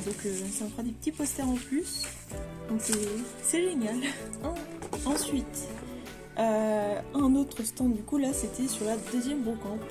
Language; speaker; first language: French; native; French